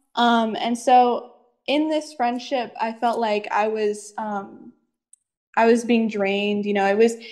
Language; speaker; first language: English; native; English